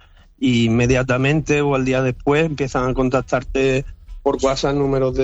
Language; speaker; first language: Spanish; native; Spanish